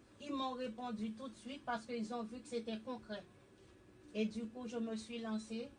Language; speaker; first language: French; native; French